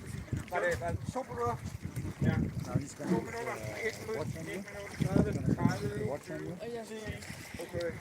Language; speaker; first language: Danish; native; Danish